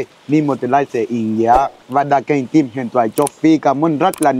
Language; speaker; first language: Vietnamese; non-native, learner; Portuguese